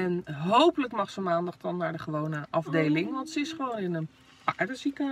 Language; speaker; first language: Dutch; native; Dutch